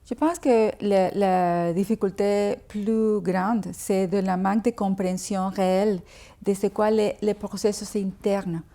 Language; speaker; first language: French; non-native, fluent; Spanish